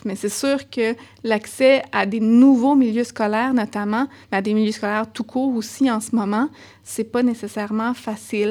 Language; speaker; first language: French; native; French